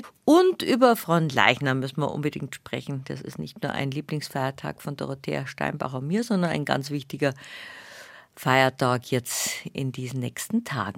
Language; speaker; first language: German; native; German